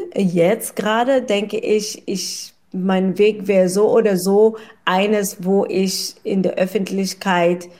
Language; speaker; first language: German; non-native, fluent; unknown